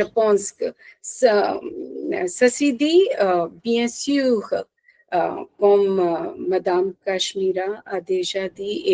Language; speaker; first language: French; non-native, fluent; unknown